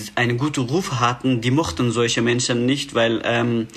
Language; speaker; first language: German; non-native, fluent; Persian